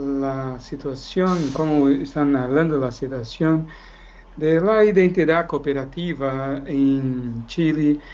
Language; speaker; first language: Spanish; non-native, fluent; Portuguese